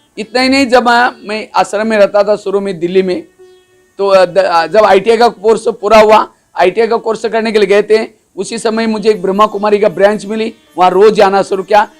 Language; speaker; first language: Hindi; non-native, local second language; Marathi